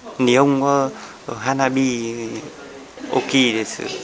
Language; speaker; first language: Japanese; non-native, learner; Vietnamese